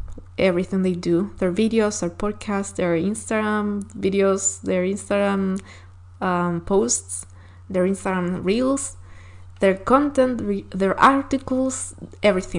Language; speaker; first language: English; non-native, fluent; Spanish